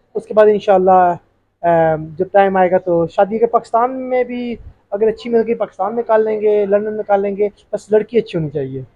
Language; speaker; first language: Hindi; early bilingual, heritage; Urdu